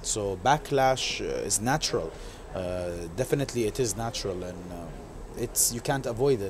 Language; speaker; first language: English; non-native, local second language; Arabic